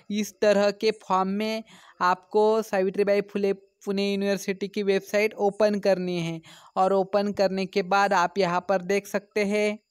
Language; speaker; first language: Hindi; non-native, local second language; Marathi